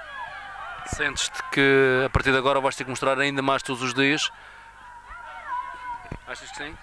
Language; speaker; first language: Portuguese; native; Portuguese